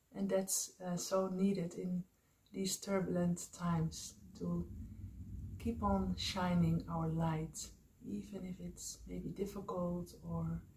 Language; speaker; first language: English; non-native, fluent; Dutch